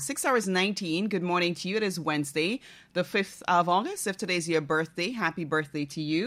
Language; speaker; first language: English; native; English